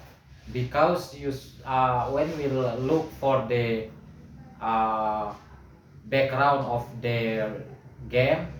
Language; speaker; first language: English; non-native, learner; Indonesian